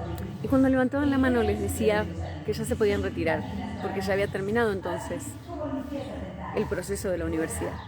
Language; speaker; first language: Spanish; native; Spanish